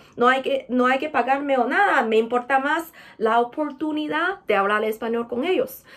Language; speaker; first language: Spanish; non-native, fluent; Chinese